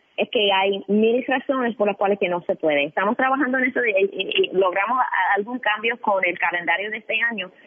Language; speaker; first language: Spanish; non-native, fluent; English